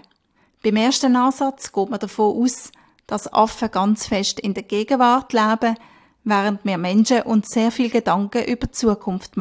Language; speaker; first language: German; native; German